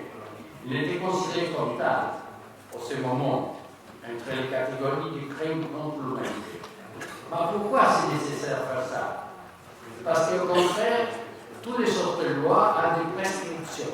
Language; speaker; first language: French; non-native, learner; Spanish